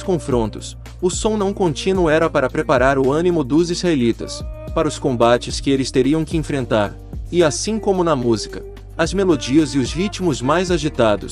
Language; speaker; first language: Portuguese; native; Portuguese